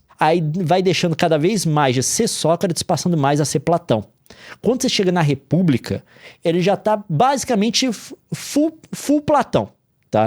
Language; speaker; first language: Portuguese; native; Portuguese